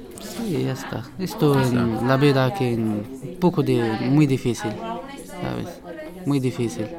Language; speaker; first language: Spanish; non-native, learner; Arabic